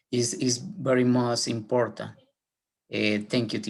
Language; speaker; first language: English; non-native, learner; Spanish